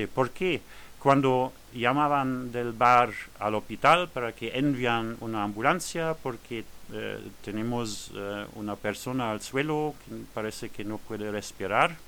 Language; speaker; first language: Spanish; non-native, learner; French